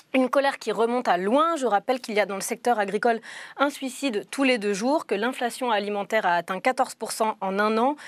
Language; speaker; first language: French; native; French